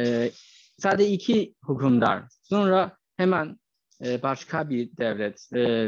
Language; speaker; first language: Turkish; non-native, fluent; Chinese